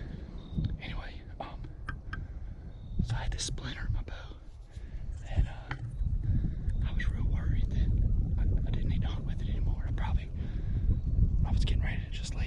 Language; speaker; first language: English; native; English